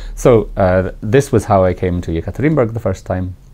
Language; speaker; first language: English; native; English